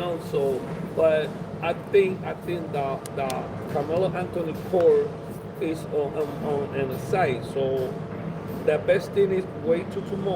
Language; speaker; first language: English; non-native, learner; Spanish